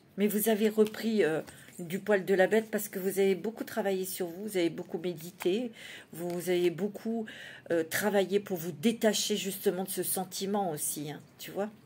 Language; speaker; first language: French; native; French